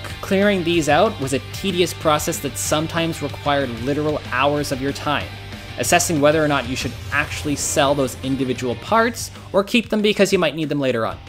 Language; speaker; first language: English; native; English